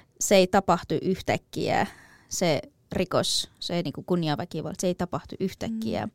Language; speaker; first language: Finnish; non-native, fluent; Persian